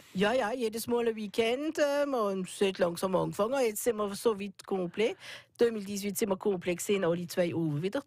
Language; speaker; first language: German; non-native, local second language; French